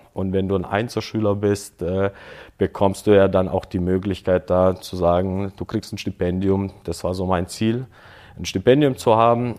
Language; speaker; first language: German; early bilingual, other home language; Croatian